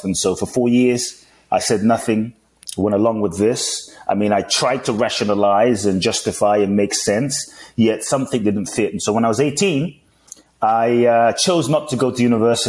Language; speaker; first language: English; native; English